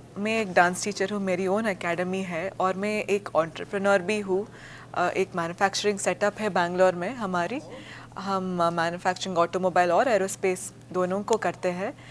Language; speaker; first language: Hindi; non-native, local second language; Kannada